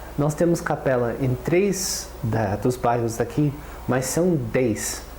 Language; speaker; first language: Portuguese; non-native, fluent; English